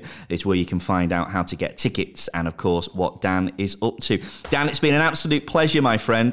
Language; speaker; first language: English; native; English